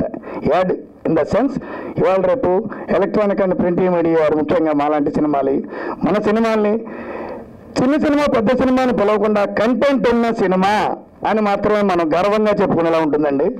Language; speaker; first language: Telugu; native; Telugu